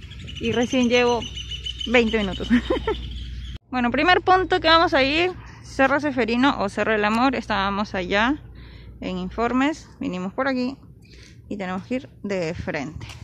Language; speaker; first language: Spanish; native; Spanish